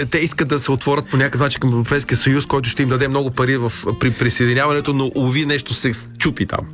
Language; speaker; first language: Bulgarian; native; Bulgarian